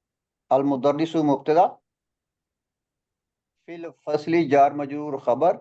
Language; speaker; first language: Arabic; non-native, fluent; Indonesian